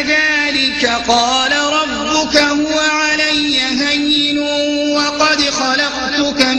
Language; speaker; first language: Arabic; native; Arabic